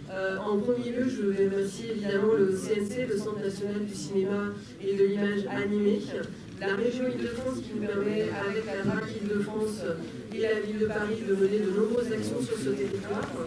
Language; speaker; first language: French; native; French